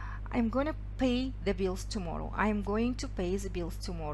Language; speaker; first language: English; non-native, fluent; Kazakh